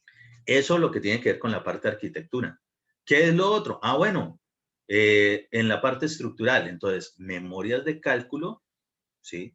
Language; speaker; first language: Spanish; native; Spanish